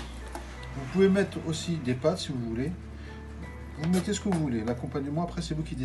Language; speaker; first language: French; native; French